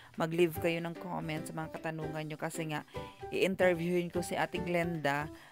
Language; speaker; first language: Filipino; non-native, local second language; Cebuano